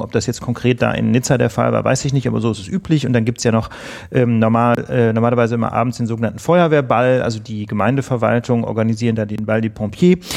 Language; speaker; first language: German; native; German